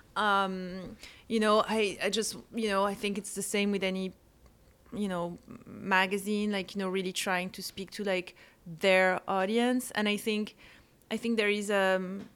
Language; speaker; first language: English; non-native, fluent; French